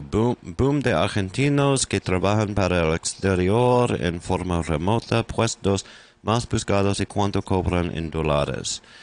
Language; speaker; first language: Spanish; non-native, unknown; English